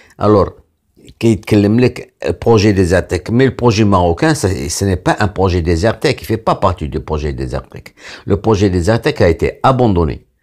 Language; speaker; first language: French; non-native, local second language; Arabic